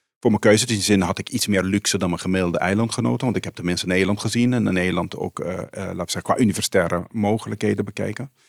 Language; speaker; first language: Dutch; non-native, local second language; Papiamento